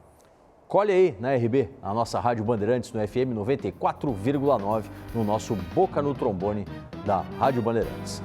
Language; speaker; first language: Portuguese; native; Portuguese